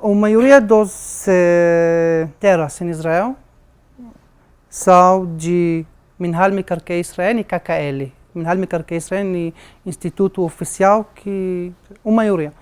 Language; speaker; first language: Portuguese; non-native, learner; Arabic